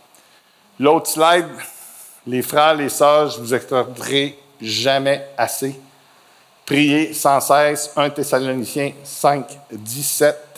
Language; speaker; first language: French; native; French